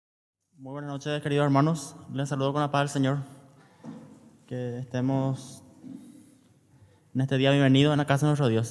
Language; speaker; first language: Spanish; native; Spanish